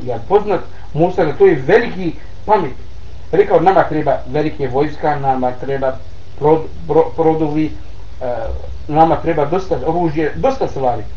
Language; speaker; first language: Bosnian; non-native, learner; Arabic